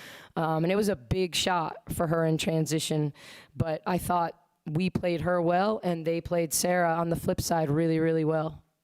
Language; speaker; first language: English; native; English